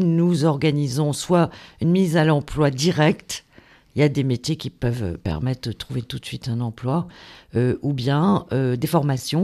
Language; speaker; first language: French; native; French